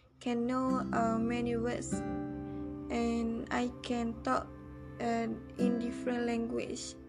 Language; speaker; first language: English; non-native, learner; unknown